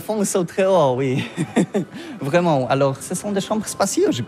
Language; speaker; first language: French; non-native, learner; Polish